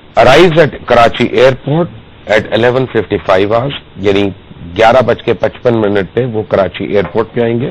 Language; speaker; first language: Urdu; native; Urdu